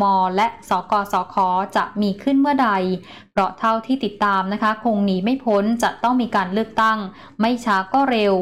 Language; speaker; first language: Thai; native; Thai